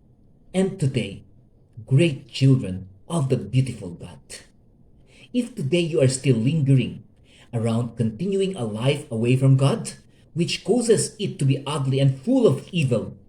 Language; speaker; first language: English; non-native, local second language; Hiligaynon